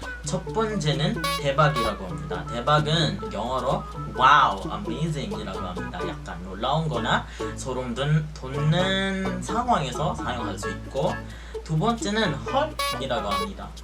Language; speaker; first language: Korean; non-native, fluent; Filipino